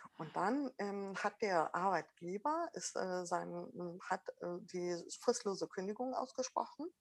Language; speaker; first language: German; early bilingual, other home language; Arabic